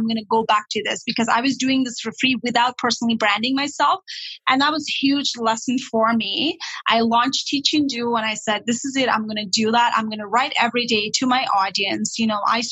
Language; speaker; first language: English; non-native, local second language; Nepali